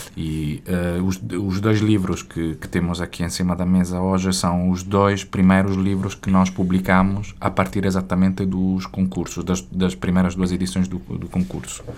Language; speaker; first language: Portuguese; non-native, fluent; Italian